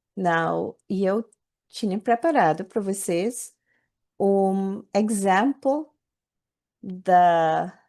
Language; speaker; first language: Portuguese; non-native, learner; English